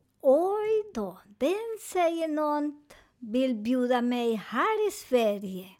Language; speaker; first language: Swedish; non-native, learner; Spanish